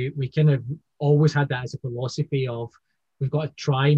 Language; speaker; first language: English; native; English